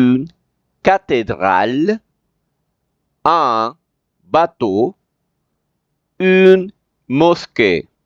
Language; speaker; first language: French; non-native, fluent; Spanish